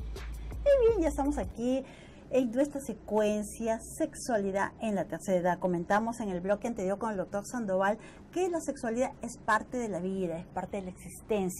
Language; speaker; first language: Spanish; native; Spanish